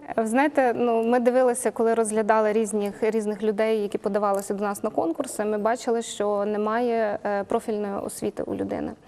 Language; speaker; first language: Ukrainian; native; Ukrainian